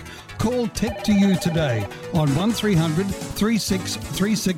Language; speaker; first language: English; native; English